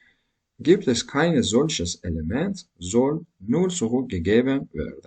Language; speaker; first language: German; non-native, learner; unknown